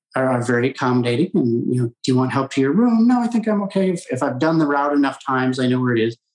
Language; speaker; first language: English; native; English